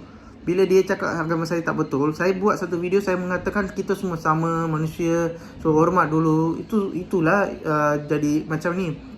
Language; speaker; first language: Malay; non-native, local second language; Tamil